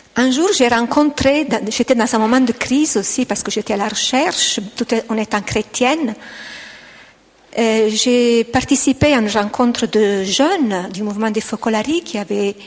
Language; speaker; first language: French; non-native, fluent; Italian